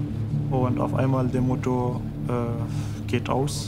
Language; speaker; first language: German; non-native, fluent; Arabic